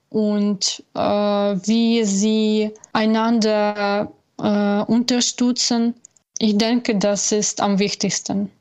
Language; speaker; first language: German; non-native, learner; Ukrainian